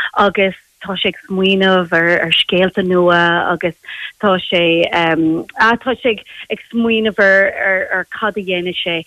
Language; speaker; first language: Irish; non-native, local second language; English